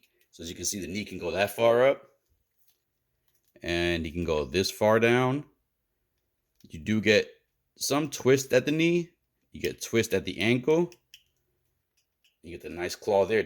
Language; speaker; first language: English; native; English